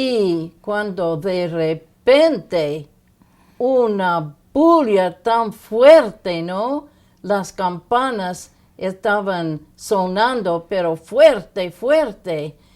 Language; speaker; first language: Spanish; non-native, fluent; English